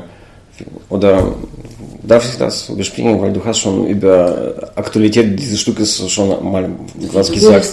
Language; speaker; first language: German; non-native, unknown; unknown